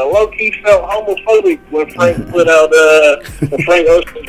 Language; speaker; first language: English; native; English